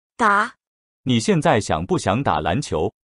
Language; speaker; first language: Chinese; non-native, learner; English